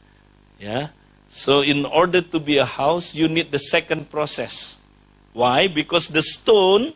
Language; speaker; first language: English; non-native, fluent; Indonesian